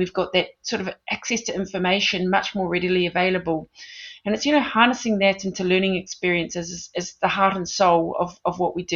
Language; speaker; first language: English; native; English